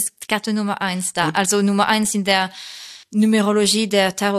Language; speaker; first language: German; non-native, fluent; French